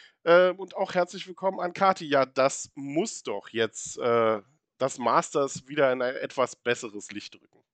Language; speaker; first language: German; native; German